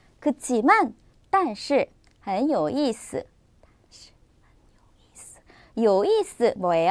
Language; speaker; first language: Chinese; non-native, fluent; Korean